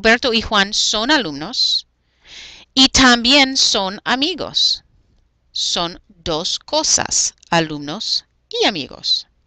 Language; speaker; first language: Spanish; non-native, fluent; English